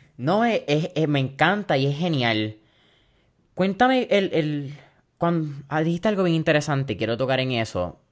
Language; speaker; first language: Spanish; early bilingual, heritage; Spanish